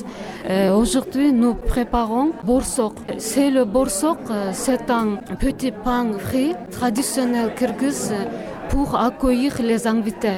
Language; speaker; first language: French; non-native, learner; Kyrgyz